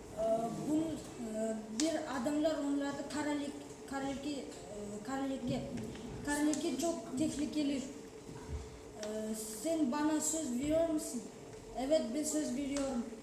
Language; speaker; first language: Turkish; non-native, learner; Kazakh